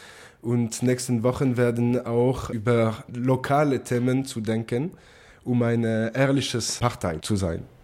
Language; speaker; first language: German; non-native, local second language; French